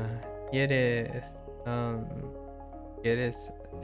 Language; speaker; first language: Spanish; non-native, learner; English